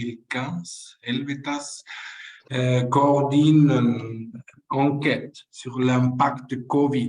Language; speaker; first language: French; non-native, fluent; Spanish